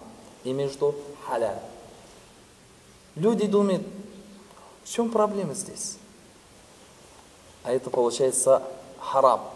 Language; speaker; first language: Russian; non-native, fluent; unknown